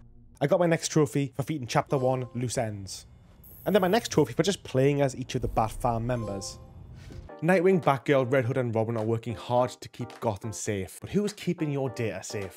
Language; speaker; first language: English; native; English